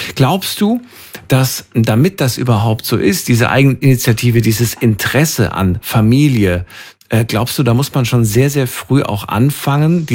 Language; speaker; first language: German; native; German